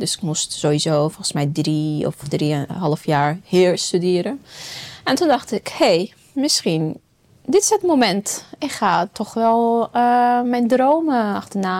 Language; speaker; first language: Dutch; non-native, fluent; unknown